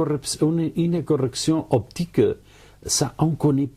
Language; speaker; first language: French; non-native, learner; Catalan